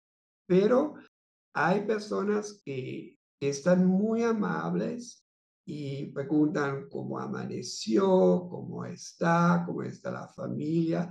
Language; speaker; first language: Spanish; non-native, fluent; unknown